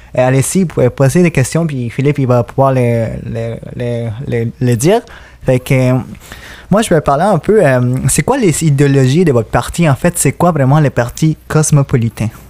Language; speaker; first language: French; native; French